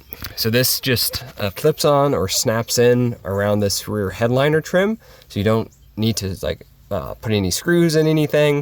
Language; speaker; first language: English; native; English